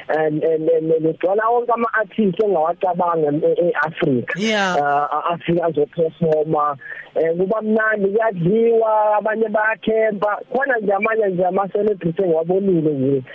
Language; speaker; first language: Zulu; native; Zulu